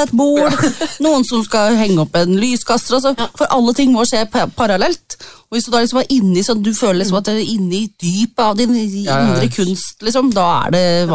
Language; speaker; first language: Norwegian; native; Norwegian